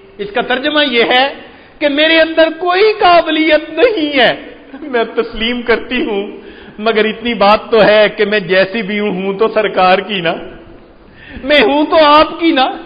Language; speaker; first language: Urdu; non-native, local second language; Punjabi